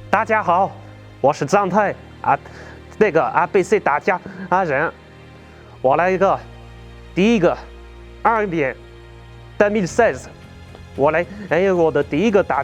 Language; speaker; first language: Chinese; non-native, learner; French